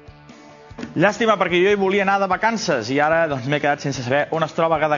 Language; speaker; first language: Catalan; native; Catalan